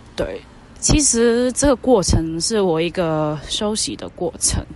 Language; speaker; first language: Chinese; non-native, fluent; Cantonese